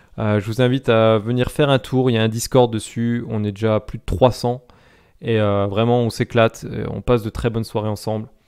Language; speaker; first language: French; native; French